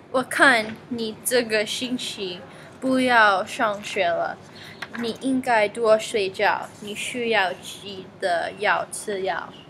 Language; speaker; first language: Chinese; non-native, learner; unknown